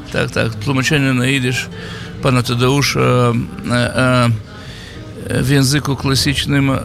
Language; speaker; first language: Polish; non-native, fluent; Yiddish